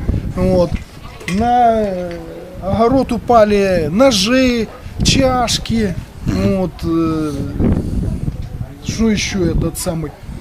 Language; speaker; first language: Russian; native; Russian